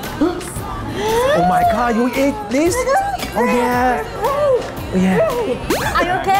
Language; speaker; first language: English; non-native, learner; Chinese